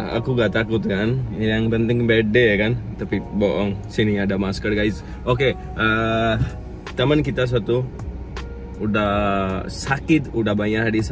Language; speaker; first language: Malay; non-native, learner; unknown